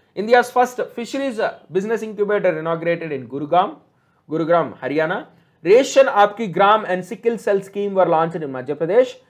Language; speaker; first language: English; non-native, local second language; Telugu